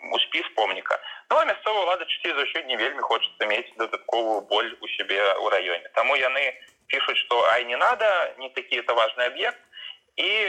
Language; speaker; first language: Belarusian; non-native, local second language; Russian